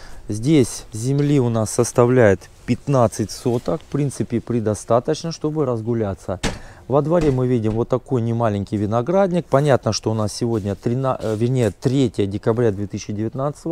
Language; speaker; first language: Russian; native; Russian